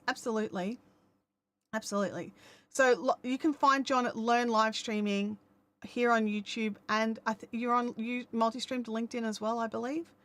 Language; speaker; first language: English; native; English